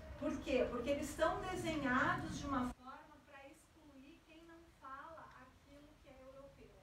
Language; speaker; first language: Portuguese; native; Portuguese